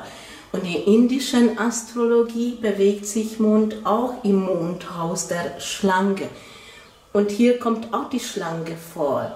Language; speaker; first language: German; non-native, fluent; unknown